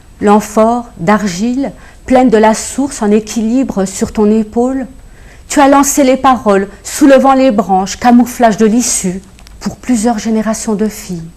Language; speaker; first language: French; early bilingual, other home language; Kabyle